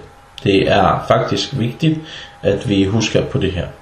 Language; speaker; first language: Danish; early bilingual, other home language; Arabic